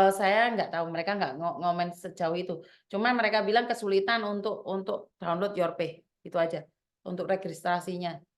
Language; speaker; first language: Indonesian; non-native, local second language; Javanese